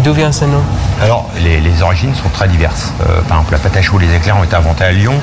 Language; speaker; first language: French; native; French